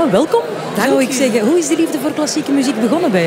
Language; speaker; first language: Dutch; native; Dutch